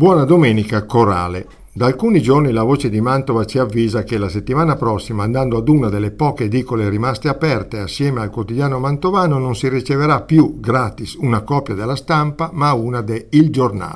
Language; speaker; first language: Italian; native; Italian